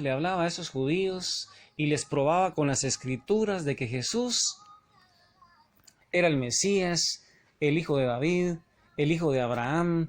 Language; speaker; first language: Spanish; native; Spanish